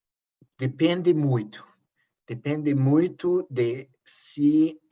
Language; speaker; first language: Portuguese; non-native, learner; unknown